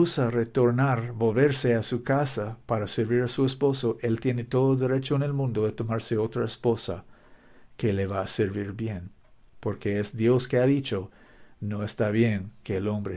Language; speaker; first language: Spanish; non-native, learner; English